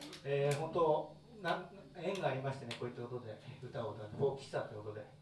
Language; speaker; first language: Japanese; native; Japanese